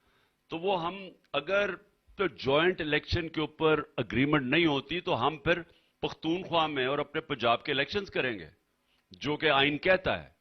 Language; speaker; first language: Urdu; native; Urdu